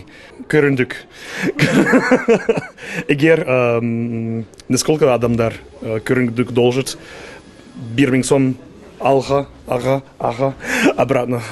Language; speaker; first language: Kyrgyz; non-native, learner; English